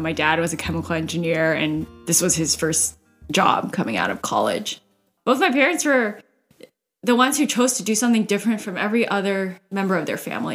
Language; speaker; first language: English; early bilingual, other home language; Cantonese